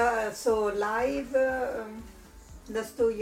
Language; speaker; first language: German; non-native, learner; Italian